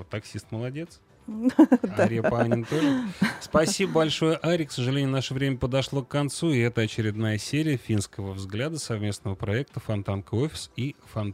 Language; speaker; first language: Russian; native; Russian